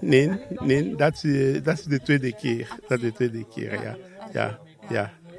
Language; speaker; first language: Dutch; non-native, learner; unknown